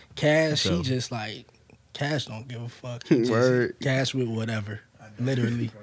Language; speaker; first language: English; native; English